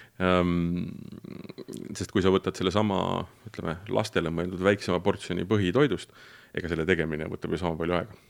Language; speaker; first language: Estonian; native; Estonian